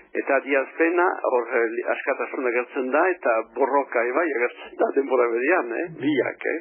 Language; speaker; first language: Basque; early bilingual, heritage; French